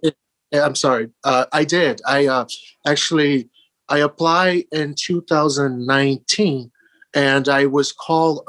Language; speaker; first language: English; early bilingual, other home language; Portuguese